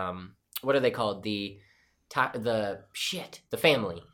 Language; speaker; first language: English; native; English